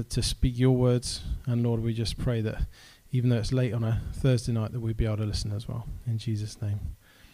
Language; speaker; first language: English; native; English